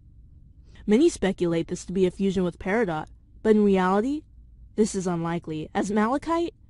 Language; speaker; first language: English; native; English